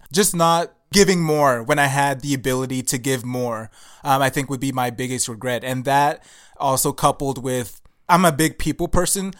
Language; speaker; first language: English; early bilingual, other home language; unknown